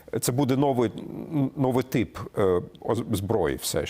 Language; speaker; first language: Ukrainian; non-native, fluent; German